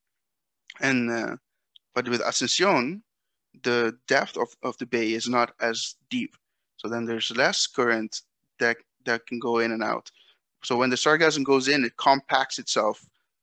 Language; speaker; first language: English; non-native, fluent; Dutch